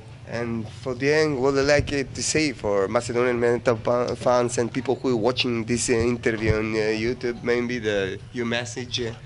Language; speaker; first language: English; non-native, learner; Macedonian